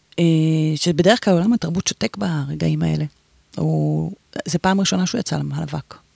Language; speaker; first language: Hebrew; native; Hebrew